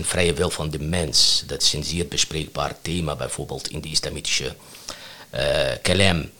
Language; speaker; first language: Dutch; non-native, fluent; Arabic